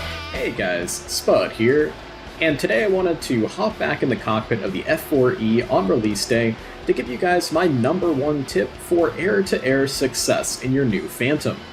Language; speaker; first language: English; native; English